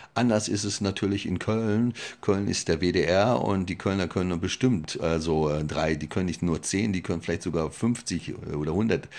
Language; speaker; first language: German; native; German